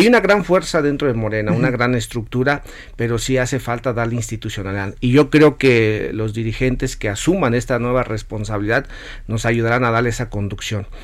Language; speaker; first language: Spanish; native; Spanish